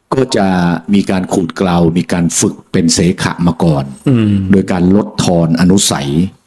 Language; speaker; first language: Thai; native; Thai